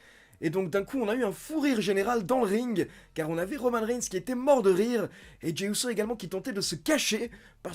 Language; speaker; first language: French; native; French